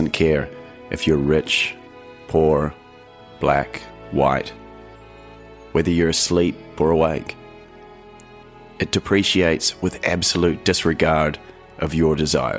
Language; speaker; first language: English; native; English